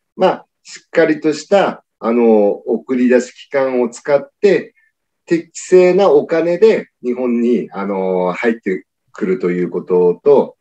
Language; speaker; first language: Japanese; native; Japanese